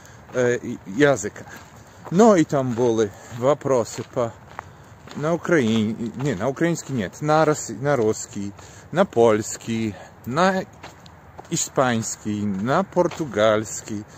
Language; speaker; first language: Russian; non-native, learner; Polish